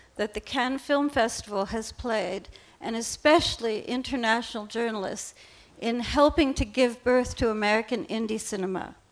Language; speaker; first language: English; native; English